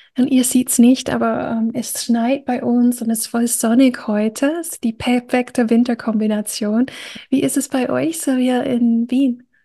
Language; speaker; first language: German; non-native, fluent; English